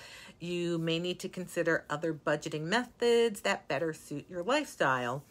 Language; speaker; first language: English; native; English